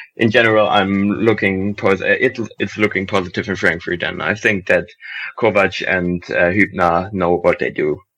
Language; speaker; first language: English; non-native, fluent; German